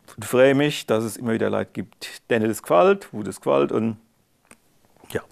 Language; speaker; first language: German; non-native, local second language; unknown